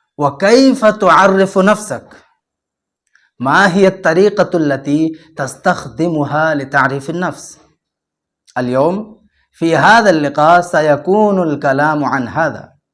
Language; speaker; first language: Arabic; non-native, fluent; Urdu